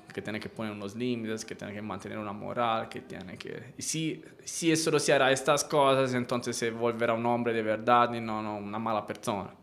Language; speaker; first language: Spanish; non-native, fluent; Italian